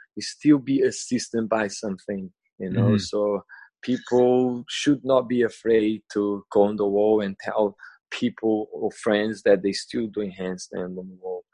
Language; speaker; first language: English; non-native, learner; Portuguese